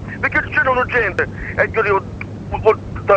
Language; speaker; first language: Italian; non-native, learner; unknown